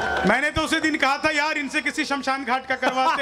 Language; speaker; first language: Hindi; native; Hindi